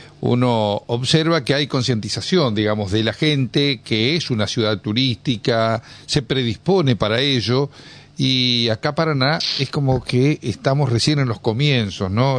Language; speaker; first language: Spanish; native; Spanish